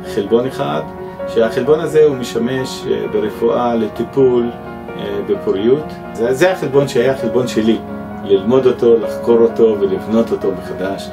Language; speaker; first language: Hebrew; non-native, local second language; Arabic